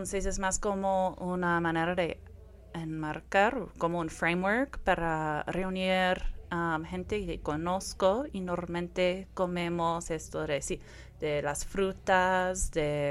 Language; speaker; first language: Spanish; non-native, fluent; English